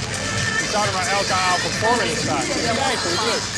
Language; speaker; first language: Chinese; non-native, fluent; Dutch